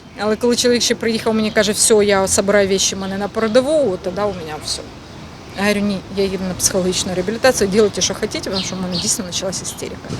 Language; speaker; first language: Ukrainian; non-native, local second language; Russian